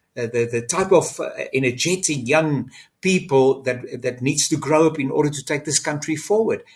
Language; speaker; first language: English; non-native, local second language; Afrikaans